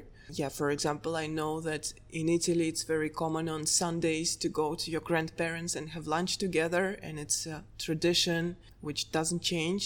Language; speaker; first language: English; non-native, fluent; Russian